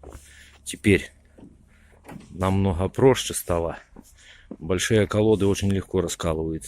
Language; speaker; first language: Russian; native; Russian